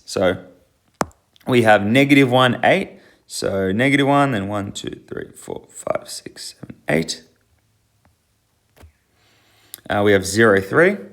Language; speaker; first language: English; native; English